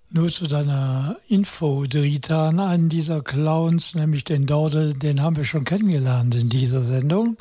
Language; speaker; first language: German; native; German